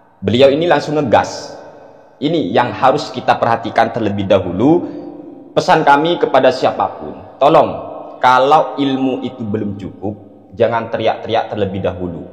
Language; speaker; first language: Indonesian; non-native, local second language; Madurese